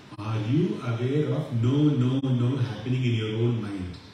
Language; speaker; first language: English; non-native, local second language; Malayalam